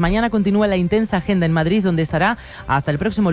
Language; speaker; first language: Spanish; native; Spanish